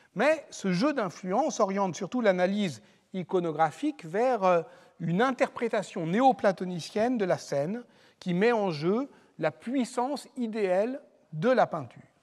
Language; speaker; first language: French; native; French